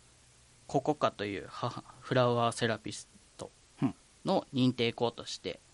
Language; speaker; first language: Japanese; native; Japanese